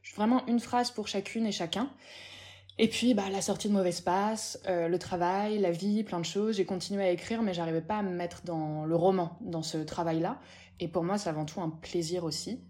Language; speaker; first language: French; native; French